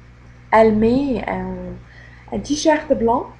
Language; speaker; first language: French; non-native, fluent; Arabic